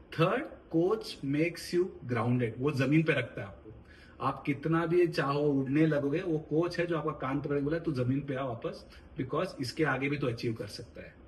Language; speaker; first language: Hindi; non-native, local second language; Marathi